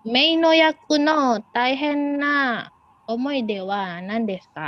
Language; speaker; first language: Japanese; non-native, learner; Indonesian